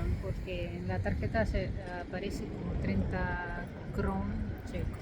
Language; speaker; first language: Spanish; non-native, fluent; Russian